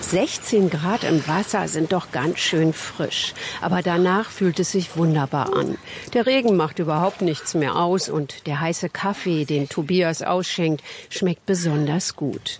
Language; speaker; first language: German; native; German